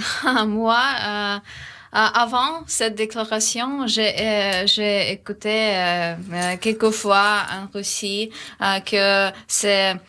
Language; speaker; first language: French; non-native, learner; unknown